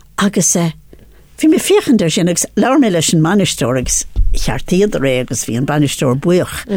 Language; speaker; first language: Irish; non-native, local second language; English